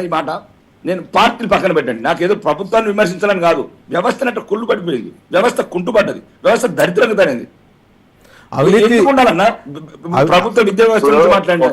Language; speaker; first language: Telugu; native; Telugu